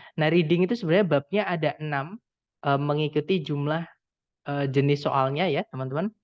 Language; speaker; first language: Indonesian; non-native, local second language; Javanese